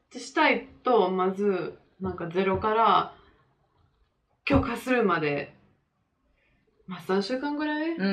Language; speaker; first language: Japanese; non-native, fluent; French